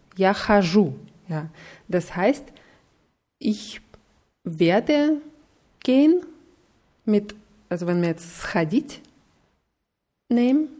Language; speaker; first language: German; non-native, fluent; Russian